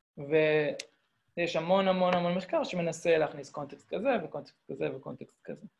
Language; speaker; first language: Hebrew; native; Hebrew